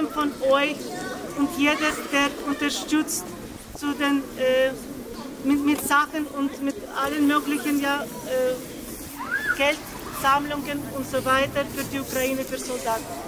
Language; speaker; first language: German; non-native, learner; Ukrainian